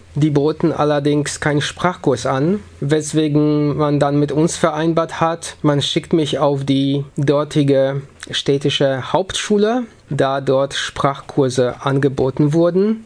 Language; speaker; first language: German; early bilingual, other home language; Polish